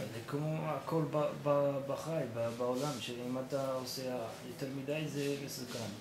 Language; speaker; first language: Hebrew; non-native, fluent; English